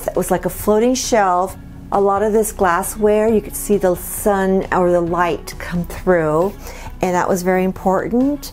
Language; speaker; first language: English; non-native, fluent; Spanish